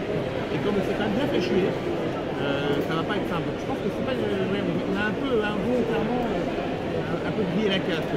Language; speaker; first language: French; native; French